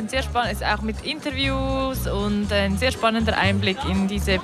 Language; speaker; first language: German; native; German